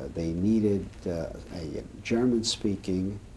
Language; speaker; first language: English; early bilingual, other home language; Serbian